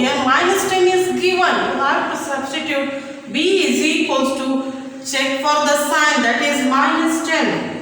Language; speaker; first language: English; non-native, local second language; Kannada